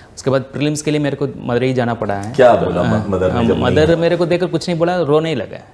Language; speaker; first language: Hindi; non-native, local second language; Tamil